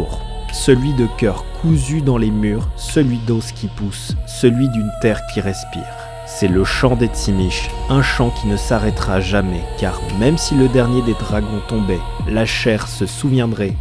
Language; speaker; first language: French; native; French